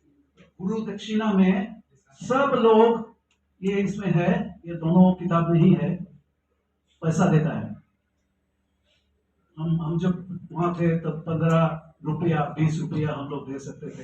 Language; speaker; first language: Hindi; non-native, local second language; Bangla